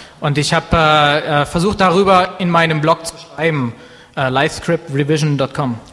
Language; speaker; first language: German; native; German